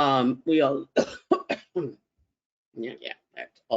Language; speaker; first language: English; native; English